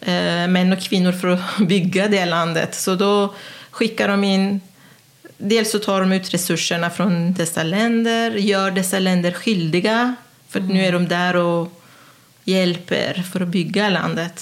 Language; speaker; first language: Swedish; non-native, fluent; Persian